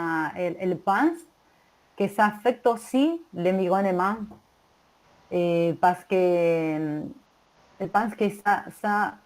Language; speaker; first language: French; non-native, learner; Spanish